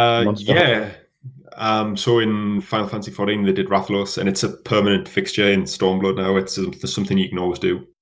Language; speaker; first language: English; native; English